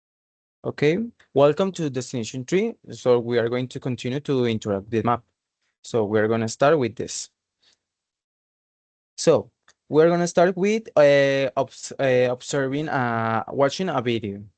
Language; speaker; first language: English; non-native, learner; Spanish